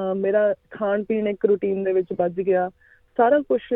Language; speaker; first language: Punjabi; native; Punjabi